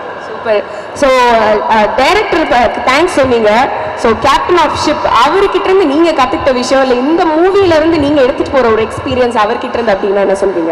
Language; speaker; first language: Tamil; native; Tamil